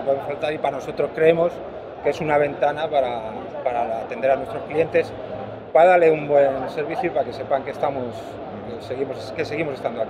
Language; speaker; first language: Spanish; native; Spanish